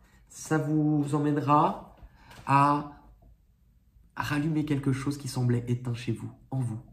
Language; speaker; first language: French; native; French